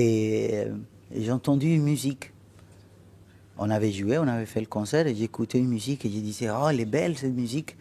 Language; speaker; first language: French; non-native, fluent; Spanish